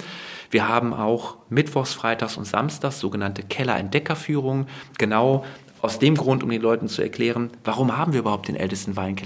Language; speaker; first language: German; native; German